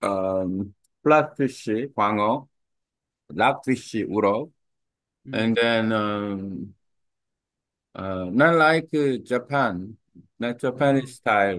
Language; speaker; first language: English; non-native, learner; Korean